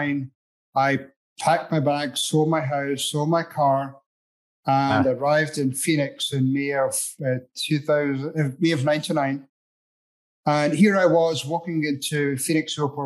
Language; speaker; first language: English; native; English